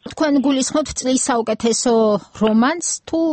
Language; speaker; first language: Georgian; native; Georgian